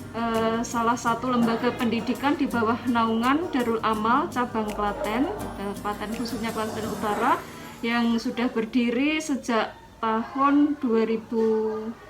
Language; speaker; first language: Indonesian; native; Indonesian